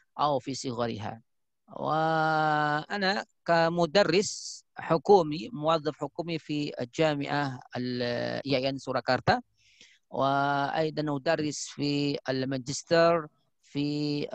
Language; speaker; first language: Arabic; non-native, fluent; Indonesian